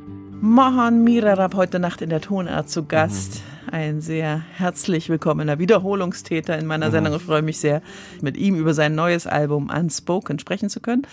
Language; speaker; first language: German; native; German